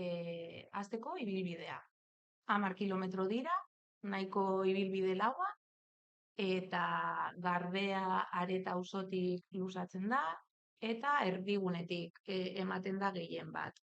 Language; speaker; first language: Basque; native; Basque